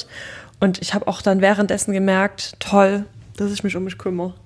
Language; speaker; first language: German; native; German